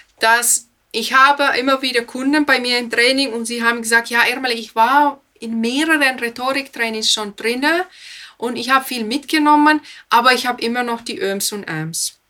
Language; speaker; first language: German; non-native, fluent; Finnish